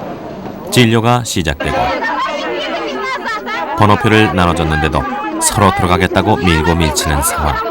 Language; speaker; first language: Korean; native; Korean